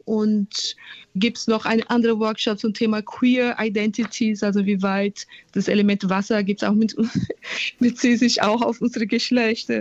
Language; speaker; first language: German; non-native, fluent; Portuguese